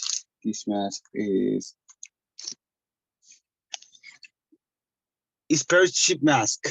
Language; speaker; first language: English; non-native, learner; Korean